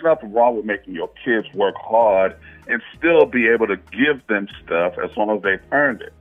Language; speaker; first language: English; non-native, fluent; Haitian Creole